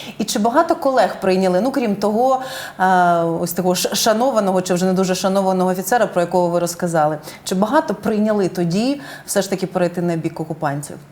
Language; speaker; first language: Ukrainian; native; Ukrainian